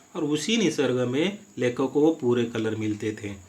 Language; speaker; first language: Hindi; non-native, local second language; Marathi